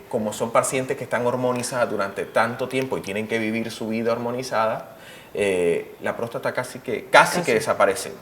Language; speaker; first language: Spanish; native; Spanish